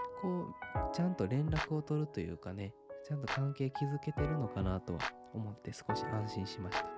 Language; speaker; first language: Japanese; native; Japanese